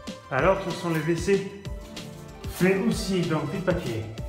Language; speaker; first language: French; native; French